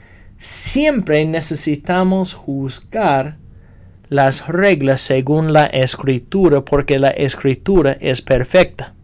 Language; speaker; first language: Spanish; non-native, fluent; English